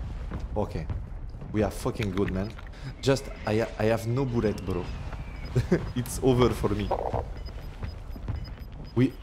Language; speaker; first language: English; non-native, learner; French